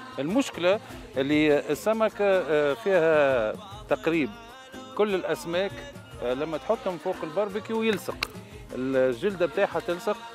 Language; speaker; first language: Arabic; native; Arabic